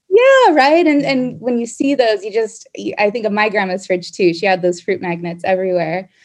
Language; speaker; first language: English; native; English